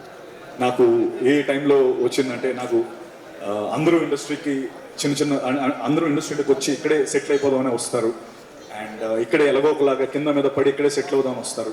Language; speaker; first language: Telugu; native; Telugu